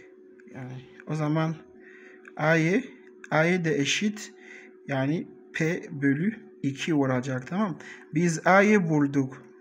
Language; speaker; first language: Turkish; non-native, learner; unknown